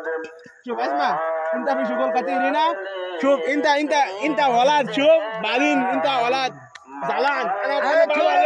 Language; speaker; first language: Arabic; non-native, learner; Bangla